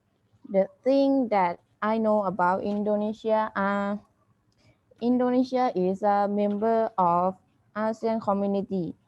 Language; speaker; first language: English; non-native, learner; Thai